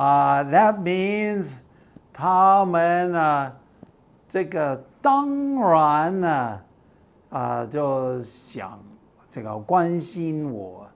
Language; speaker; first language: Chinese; non-native, fluent; English